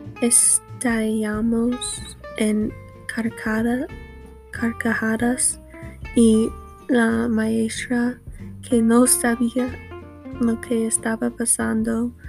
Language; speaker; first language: Spanish; non-native, learner; English